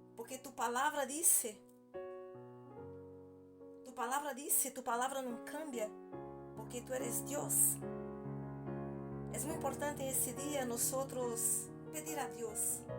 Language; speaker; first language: Spanish; non-native, learner; Portuguese